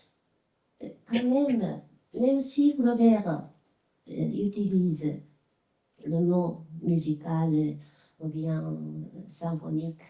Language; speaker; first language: French; non-native, fluent; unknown